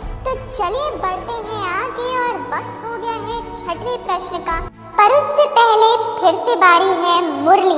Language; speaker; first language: Hindi; native; Hindi